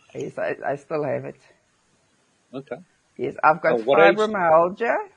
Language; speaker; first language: English; non-native, local second language; Afrikaans